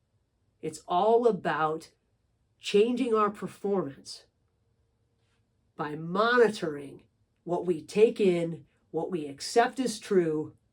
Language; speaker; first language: English; native; English